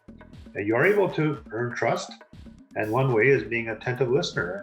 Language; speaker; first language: English; native; English